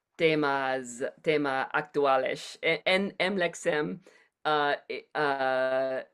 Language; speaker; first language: Hungarian; non-native, learner; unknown